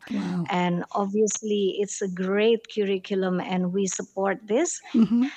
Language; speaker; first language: English; non-native, fluent; Indonesian